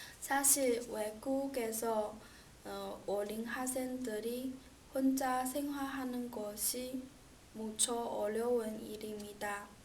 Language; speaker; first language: Korean; non-native, learner; Chinese